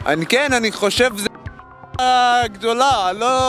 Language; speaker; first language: Hebrew; non-native, learner; Arabic